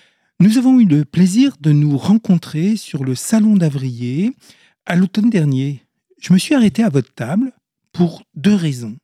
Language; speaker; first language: French; native; French